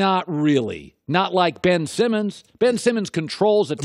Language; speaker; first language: English; native; English